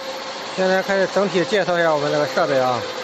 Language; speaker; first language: Chinese; native; Chinese